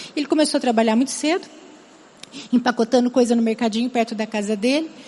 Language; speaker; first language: Portuguese; native; Portuguese